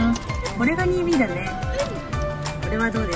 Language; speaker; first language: Japanese; native; Japanese